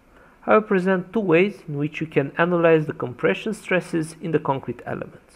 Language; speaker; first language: English; non-native, fluent; Romanian